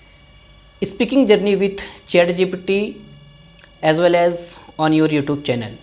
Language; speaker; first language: English; non-native, learner; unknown